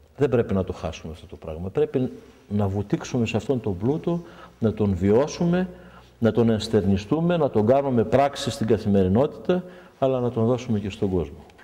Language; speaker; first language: Greek; native; Greek